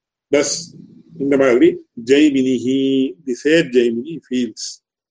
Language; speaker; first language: English; non-native, local second language; Tamil